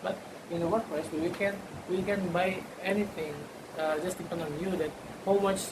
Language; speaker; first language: English; non-native, learner; Indonesian